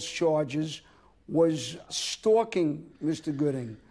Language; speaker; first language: English; native; English